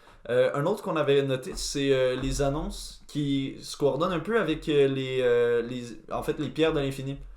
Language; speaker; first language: French; native; French